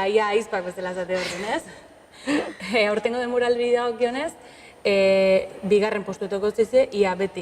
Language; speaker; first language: Basque; native; Basque